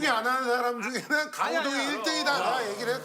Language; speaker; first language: Korean; native; Korean